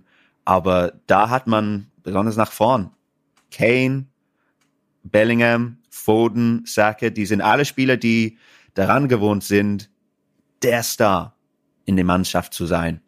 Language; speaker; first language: German; non-native, fluent; English